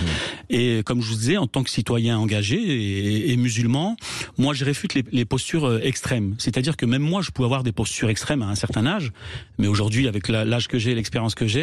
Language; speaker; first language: French; native; French